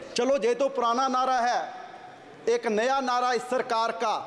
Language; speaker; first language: Hindi; native; Hindi